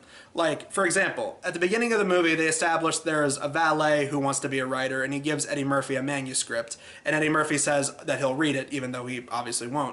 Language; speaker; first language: English; native; English